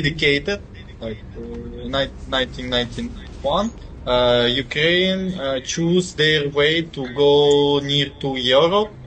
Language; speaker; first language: English; non-native, fluent; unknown